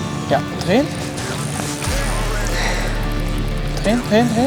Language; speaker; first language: German; non-native, learner; Dutch